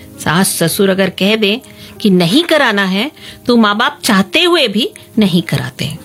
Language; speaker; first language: Hindi; native; Hindi